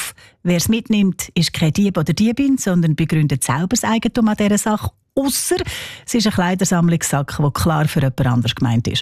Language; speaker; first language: German; native; German